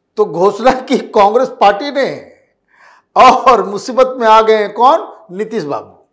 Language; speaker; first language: Hindi; native; Hindi